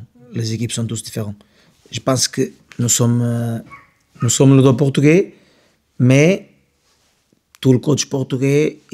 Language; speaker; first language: French; non-native, fluent; Portuguese